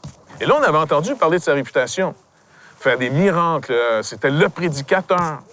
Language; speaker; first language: French; native; French